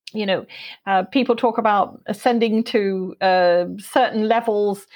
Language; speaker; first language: English; native; English